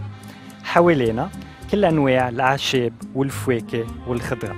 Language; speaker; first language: Arabic; native; Arabic